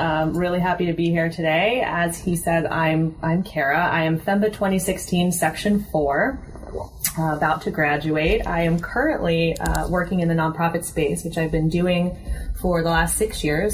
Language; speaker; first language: English; native; English